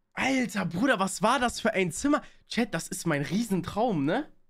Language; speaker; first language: German; native; German